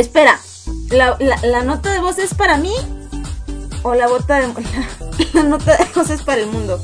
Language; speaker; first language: Spanish; native; Spanish